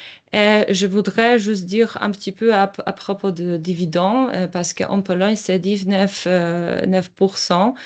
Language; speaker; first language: French; non-native, learner; Polish